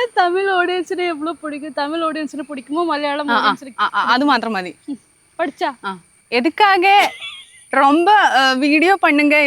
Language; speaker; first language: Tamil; non-native, learner; Malayalam